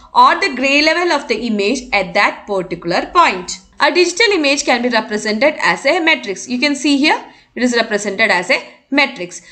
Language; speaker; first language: English; non-native, local second language; Malayalam